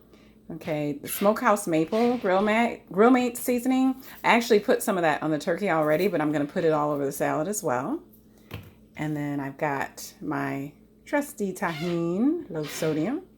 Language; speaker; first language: English; native; English